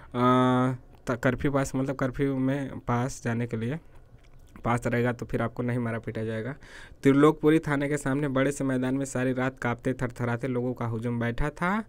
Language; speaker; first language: Hindi; native; Hindi